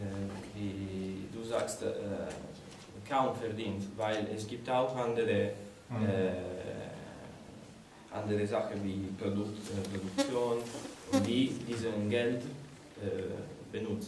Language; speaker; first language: German; non-native, learner; Italian